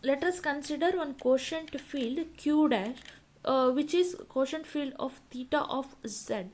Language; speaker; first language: English; non-native, local second language; Kannada